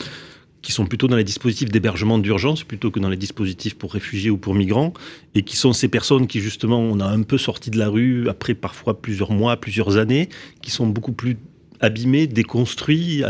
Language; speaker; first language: French; native; French